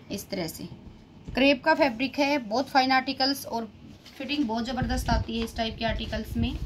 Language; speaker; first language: Hindi; native; Hindi